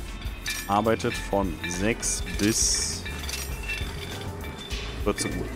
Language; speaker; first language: German; native; German